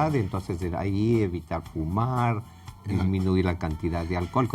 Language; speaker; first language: Spanish; native; Spanish